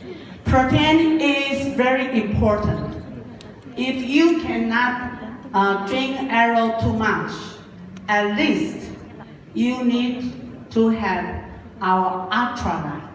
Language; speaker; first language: English; non-native, learner; Japanese